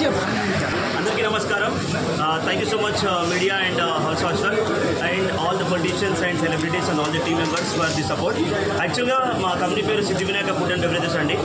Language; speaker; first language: Telugu; native; Telugu